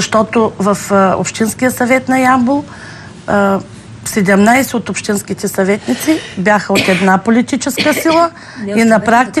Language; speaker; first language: Bulgarian; native; Bulgarian